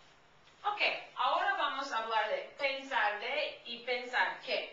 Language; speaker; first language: Spanish; non-native, fluent; English